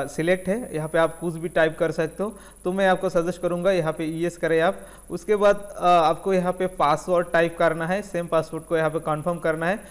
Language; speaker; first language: Hindi; non-native, local second language; Bangla